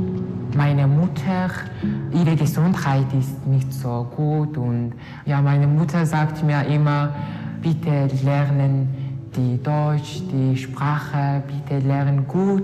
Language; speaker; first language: German; non-native, learner; Mongolian